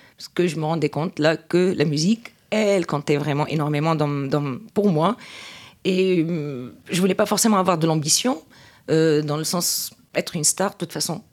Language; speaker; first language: French; non-native, local second language; Arabic